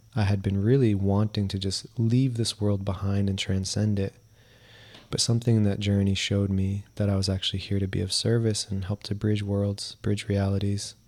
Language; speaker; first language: English; early bilingual, other home language; Spanish